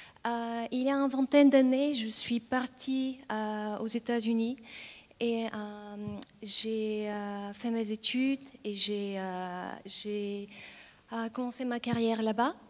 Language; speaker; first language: French; non-native, fluent; Bulgarian